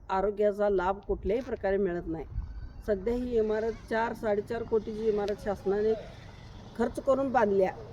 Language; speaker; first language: Marathi; native; Marathi